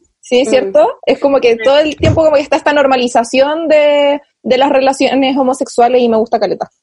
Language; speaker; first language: Spanish; native; Spanish